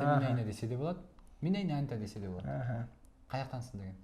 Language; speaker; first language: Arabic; non-native, fluent; Kazakh